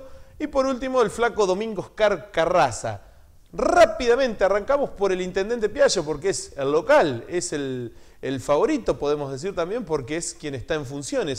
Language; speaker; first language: Spanish; native; Spanish